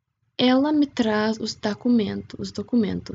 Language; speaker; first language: Portuguese; non-native, fluent; English